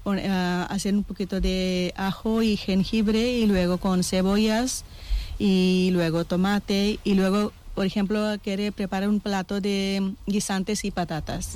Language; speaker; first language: Spanish; non-native, learner; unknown